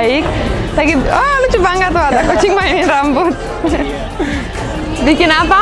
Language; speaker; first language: Indonesian; non-native, fluent; Romanian